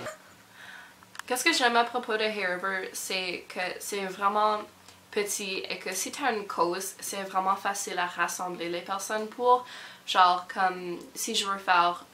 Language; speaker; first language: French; non-native, local second language; English